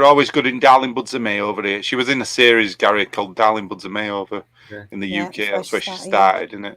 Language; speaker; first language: English; native; English